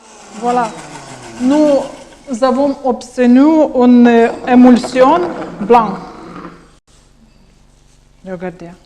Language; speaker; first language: French; non-native, learner; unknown